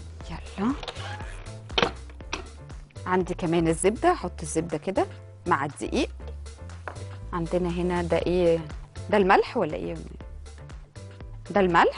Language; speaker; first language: Arabic; native; Arabic